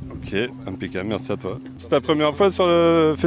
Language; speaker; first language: French; native; French